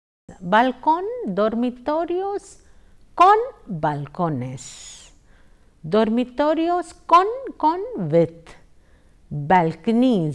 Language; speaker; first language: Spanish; non-native, fluent; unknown